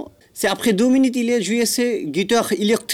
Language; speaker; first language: French; non-native, learner; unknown